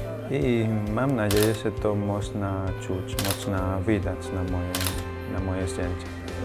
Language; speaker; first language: Polish; non-native, fluent; Spanish